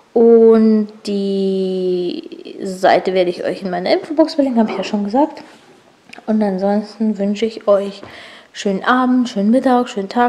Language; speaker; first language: German; native; German